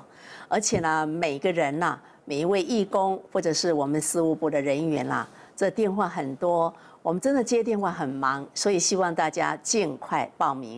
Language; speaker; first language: Chinese; native; Chinese